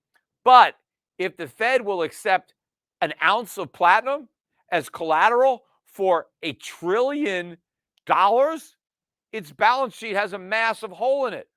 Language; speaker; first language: English; native; English